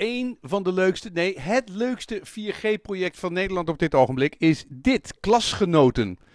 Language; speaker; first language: Dutch; native; Dutch